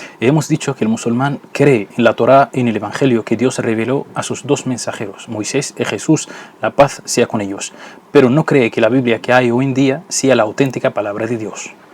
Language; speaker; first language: Spanish; non-native, fluent; Arabic